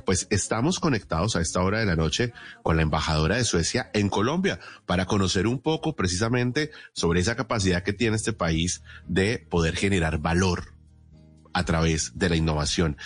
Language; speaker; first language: Spanish; native; Spanish